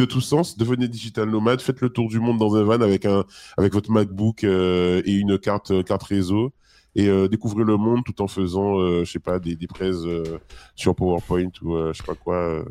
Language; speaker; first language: French; native; French